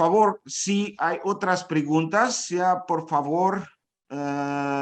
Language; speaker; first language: Spanish; non-native, fluent; Ukrainian